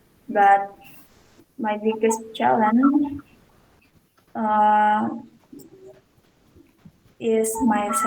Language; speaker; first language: English; non-native, learner; Indonesian